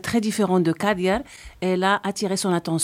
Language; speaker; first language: French; non-native, fluent; Spanish